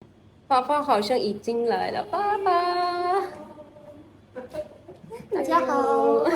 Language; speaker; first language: Chinese; non-native, fluent; Urdu